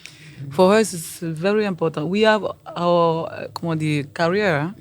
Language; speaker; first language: English; non-native, learner; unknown